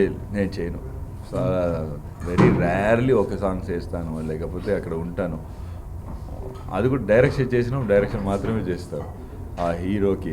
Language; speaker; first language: Telugu; non-native, learner; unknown